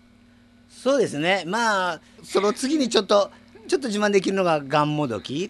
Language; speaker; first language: Japanese; native; Japanese